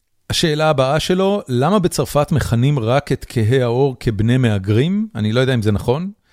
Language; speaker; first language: Hebrew; native; Hebrew